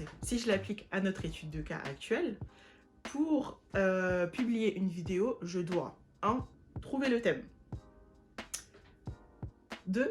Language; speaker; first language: French; native; French